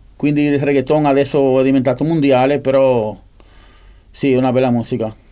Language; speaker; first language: Italian; non-native, fluent; Spanish